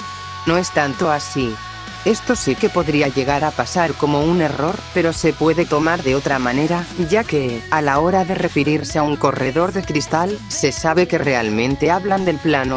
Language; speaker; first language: Spanish; native; Spanish